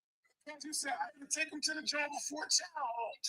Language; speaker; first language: English; native; English